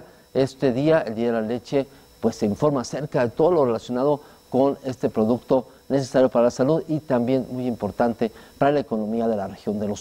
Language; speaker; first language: Spanish; native; Spanish